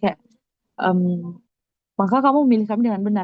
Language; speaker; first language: Indonesian; native; Indonesian